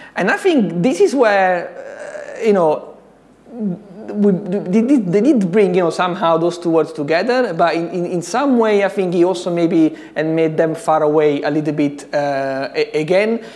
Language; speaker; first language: English; non-native, fluent; Italian